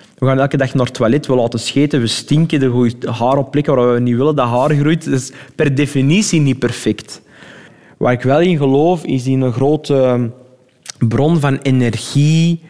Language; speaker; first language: Dutch; early bilingual, other home language; Arabic